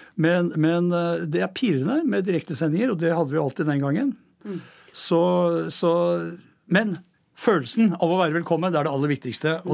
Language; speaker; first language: Norwegian; native; Norwegian